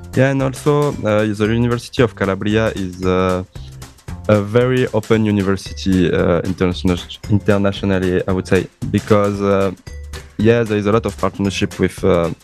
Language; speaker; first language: English; non-native, fluent; French